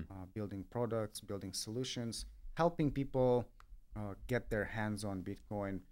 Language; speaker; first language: English; non-native, fluent; Russian